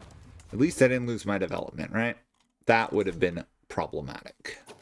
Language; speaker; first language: English; native; English